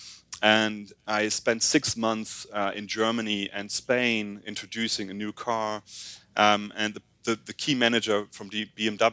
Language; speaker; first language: English; non-native, fluent; German